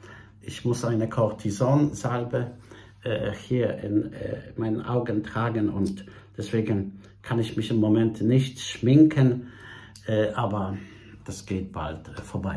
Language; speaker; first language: German; non-native, fluent; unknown